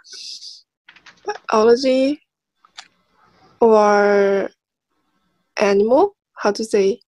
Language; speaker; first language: English; non-native, learner; Chinese